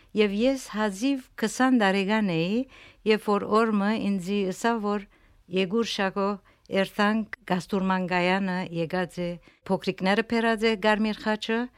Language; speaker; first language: Armenian; early bilingual, heritage; Armenian